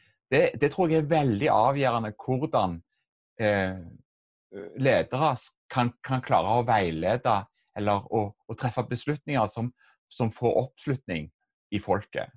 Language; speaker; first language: Norwegian; native; Norwegian